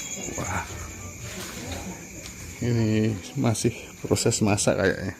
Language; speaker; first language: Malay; non-native, local second language; Javanese